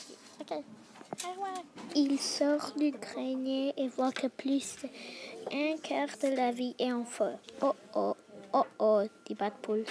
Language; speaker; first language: French; non-native, learner; English